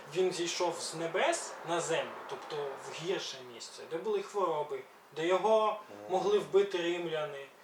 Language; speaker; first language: Ukrainian; early bilingual, other home language; Belarusian